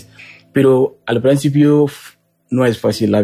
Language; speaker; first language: Spanish; non-native, learner; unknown